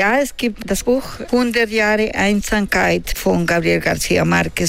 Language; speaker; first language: German; non-native, learner; Spanish